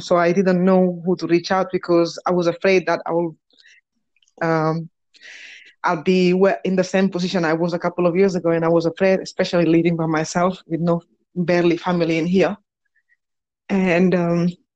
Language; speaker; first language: English; non-native, fluent; Spanish